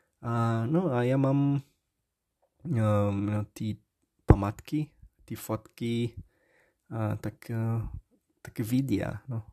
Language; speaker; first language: Czech; non-native, learner; Portuguese